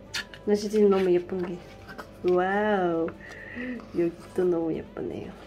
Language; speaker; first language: Korean; non-native, learner; Kazakh